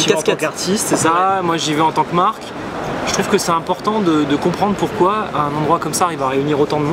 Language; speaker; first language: French; native; French